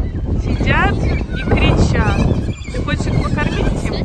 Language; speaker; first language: Russian; native; Russian